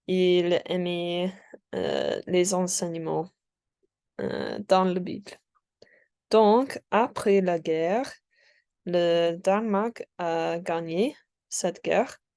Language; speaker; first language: French; non-native, learner; English